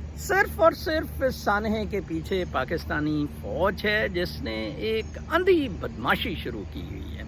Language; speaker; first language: Urdu; non-native, local second language; Punjabi